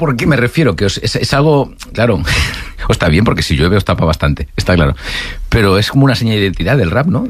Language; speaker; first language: Spanish; native; Spanish